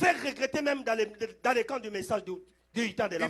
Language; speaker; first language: French; non-native, local second language; Lingala